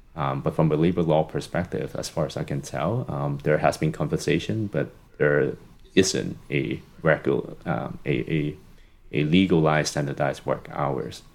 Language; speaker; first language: English; non-native, local second language; Cantonese